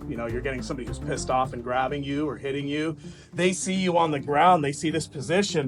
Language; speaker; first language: English; native; English